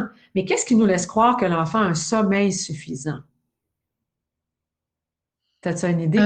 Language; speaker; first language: French; native; French